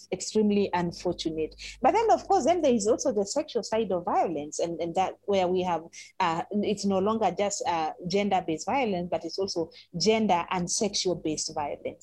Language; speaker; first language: English; non-native, local second language; Masai